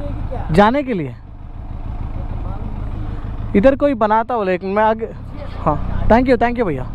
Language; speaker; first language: Hindi; non-native, local second language; Telugu